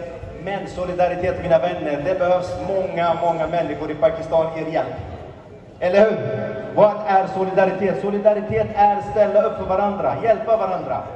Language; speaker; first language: Swedish; early bilingual, other home language; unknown